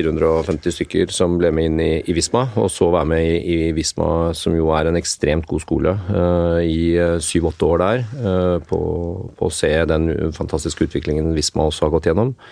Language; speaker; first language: Norwegian; native; Norwegian